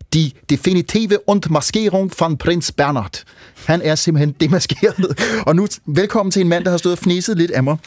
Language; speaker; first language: Danish; native; Danish